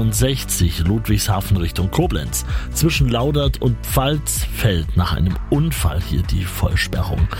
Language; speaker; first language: German; native; German